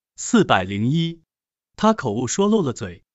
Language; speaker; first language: Chinese; native; Chinese